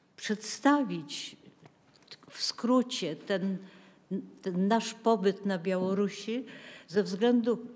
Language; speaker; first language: Polish; native; Polish